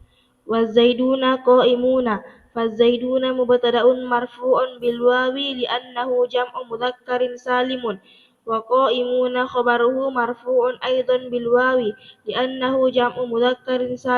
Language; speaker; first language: Arabic; non-native, learner; Indonesian